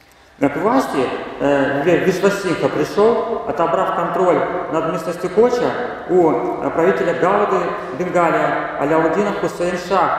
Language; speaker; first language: Russian; native; Russian